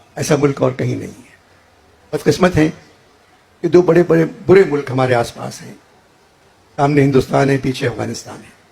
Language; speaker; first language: Urdu; native; Urdu